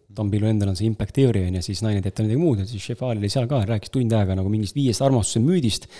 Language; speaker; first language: Estonian; native; Estonian